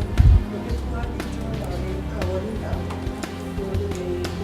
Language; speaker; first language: Spanish; non-native, learner; Papiamento